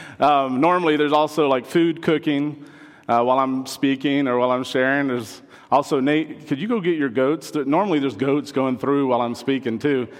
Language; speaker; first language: English; non-native, fluent; French